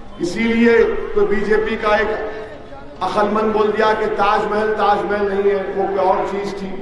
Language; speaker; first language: Urdu; native; Urdu